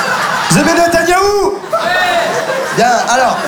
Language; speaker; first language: French; native; French